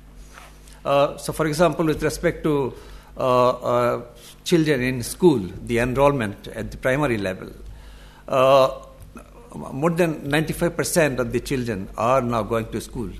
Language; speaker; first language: English; non-native, local second language; Bangla